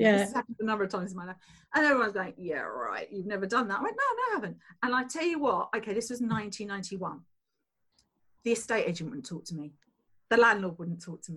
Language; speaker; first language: English; native; English